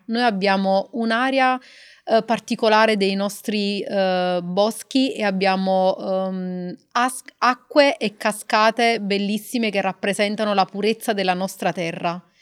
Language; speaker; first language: Italian; native; Italian